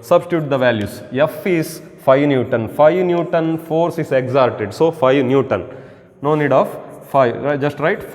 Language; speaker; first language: English; non-native, local second language; Kannada